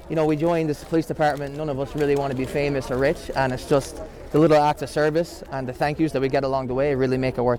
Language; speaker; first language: English; native; English